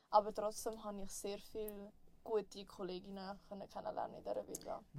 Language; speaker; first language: German; native; German